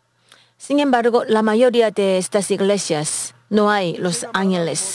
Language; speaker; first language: Spanish; non-native, fluent; Korean